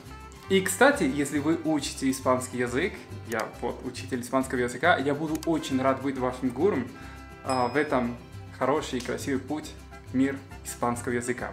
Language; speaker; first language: Russian; non-native, fluent; Spanish